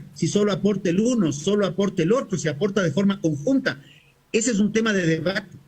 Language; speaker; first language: Spanish; native; Spanish